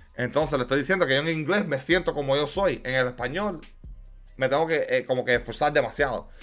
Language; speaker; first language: Spanish; early bilingual, other home language; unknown